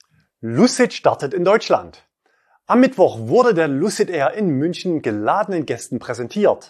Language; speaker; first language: German; native; German